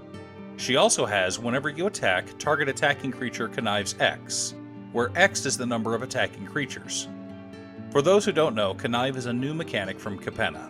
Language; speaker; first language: English; native; English